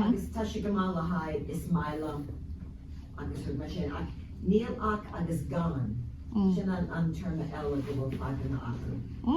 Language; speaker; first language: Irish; non-native, learner; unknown